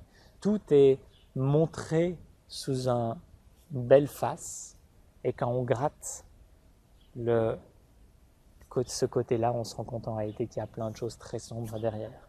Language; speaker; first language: French; native; French